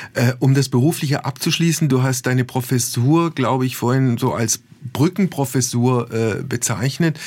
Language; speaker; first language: German; native; German